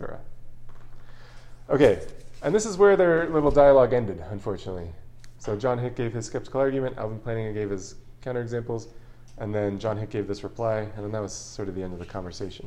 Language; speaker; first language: English; native; English